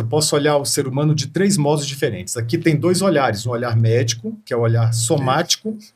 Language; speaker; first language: Portuguese; native; Portuguese